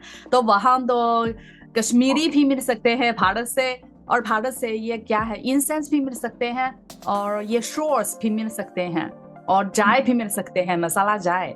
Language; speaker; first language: Hindi; non-native, fluent; Chinese